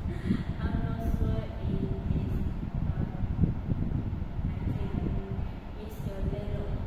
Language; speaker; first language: English; non-native, learner; Vietnamese